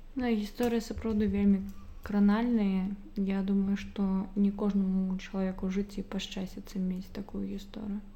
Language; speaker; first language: Belarusian; non-native, local second language; Russian